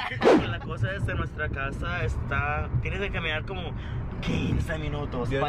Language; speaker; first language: Spanish; native; Spanish